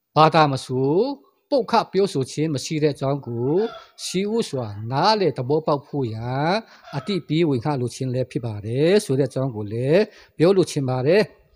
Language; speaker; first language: Burmese; non-native, local second language; Hakha Chin